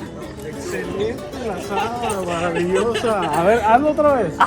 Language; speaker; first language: Spanish; native; Spanish